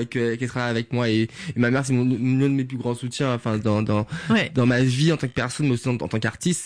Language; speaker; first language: French; non-native, local second language; Guadeloupean Creole French